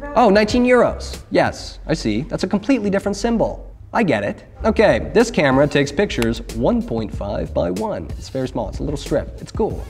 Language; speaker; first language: English; native; English